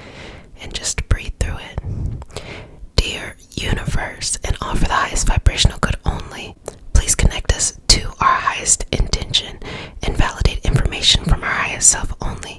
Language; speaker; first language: English; native; English